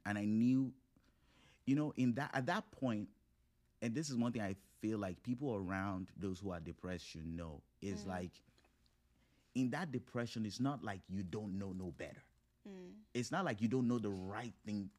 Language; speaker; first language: English; non-native, local second language; Yoruba